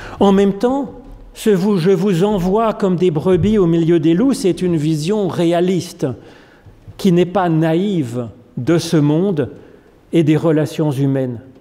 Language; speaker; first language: French; native; French